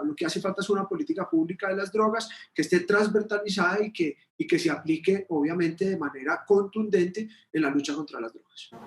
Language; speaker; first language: Spanish; native; Spanish